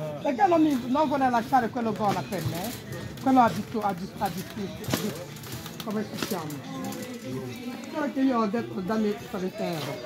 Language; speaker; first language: Italian; non-native, learner; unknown